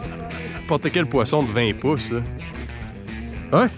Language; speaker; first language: French; native; French